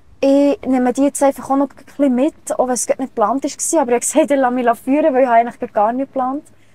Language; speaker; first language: German; native; German